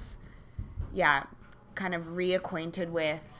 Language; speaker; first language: English; native; English